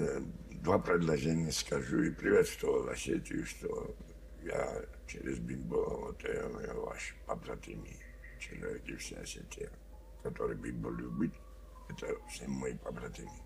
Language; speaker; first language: Russian; non-native, learner; Georgian